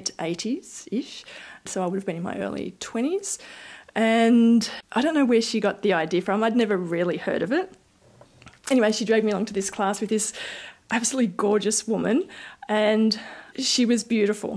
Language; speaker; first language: English; native; English